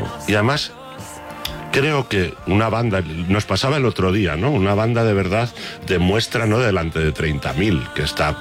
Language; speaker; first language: Spanish; native; Spanish